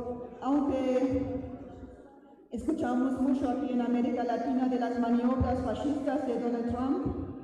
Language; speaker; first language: Spanish; non-native, fluent; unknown